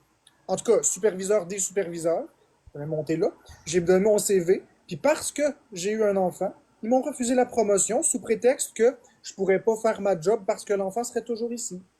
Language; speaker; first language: French; native; French